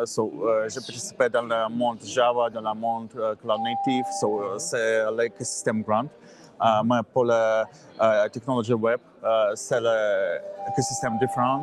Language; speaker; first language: French; non-native, learner; English